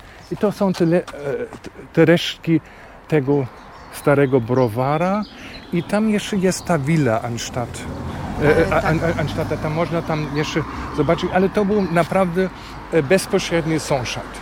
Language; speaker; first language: Polish; non-native, fluent; German